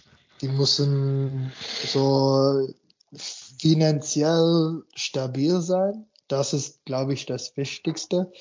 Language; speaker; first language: German; non-native, fluent; English